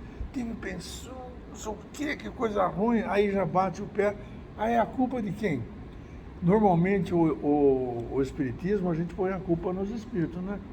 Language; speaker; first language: Portuguese; native; Portuguese